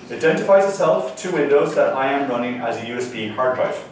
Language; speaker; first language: English; native; English